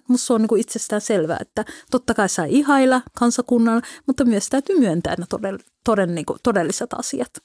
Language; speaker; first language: Finnish; early bilingual, other home language; Somali